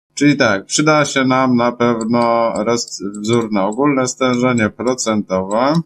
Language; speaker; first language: Polish; native; Polish